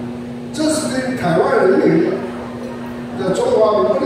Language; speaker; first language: Chinese; native; Chinese